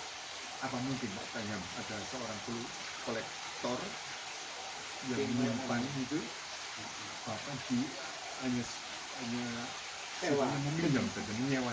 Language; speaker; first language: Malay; non-native, local second language; Javanese